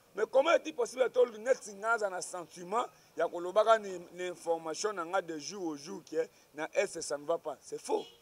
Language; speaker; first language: Lingala; native; Lingala